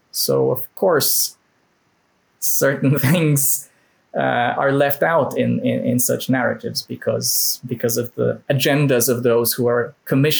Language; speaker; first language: English; non-native, fluent; Polish